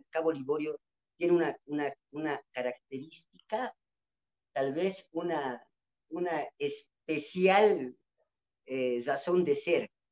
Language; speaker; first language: Spanish; non-native, local second language; Quechua